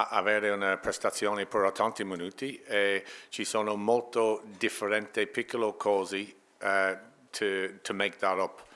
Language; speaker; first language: Italian; non-native, learner; English